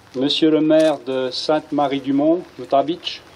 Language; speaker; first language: French; native; French